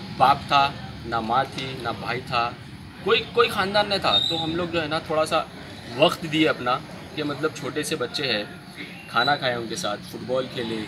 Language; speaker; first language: Hindi; non-native, local second language; Urdu